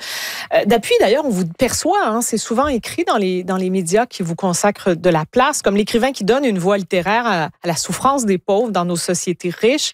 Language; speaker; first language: French; native; French